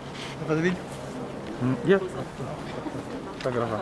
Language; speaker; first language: French; non-native, learner; Portuguese